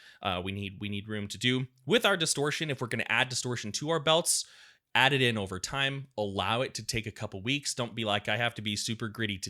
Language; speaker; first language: English; native; English